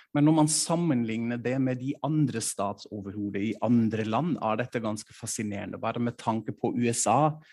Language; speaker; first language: Norwegian; non-native, fluent; German